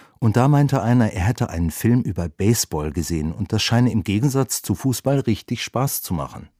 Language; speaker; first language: German; native; German